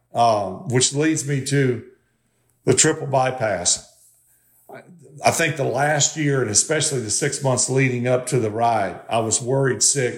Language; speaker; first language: English; native; English